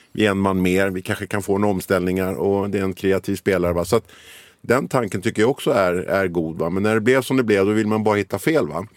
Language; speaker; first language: Swedish; early bilingual, other home language; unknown